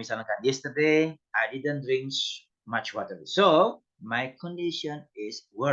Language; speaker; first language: English; non-native, fluent; Indonesian